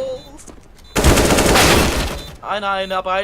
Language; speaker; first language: German; native; German